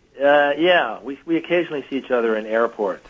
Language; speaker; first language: English; native; English